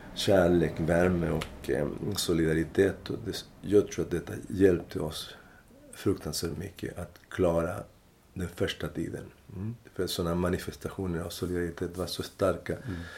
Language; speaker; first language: Swedish; non-native, fluent; Spanish